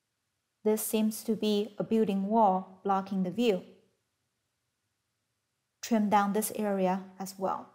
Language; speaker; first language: English; non-native, fluent; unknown